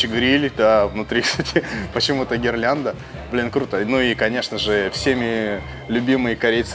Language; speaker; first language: Russian; native; Russian